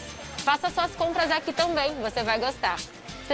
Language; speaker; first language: Portuguese; native; Portuguese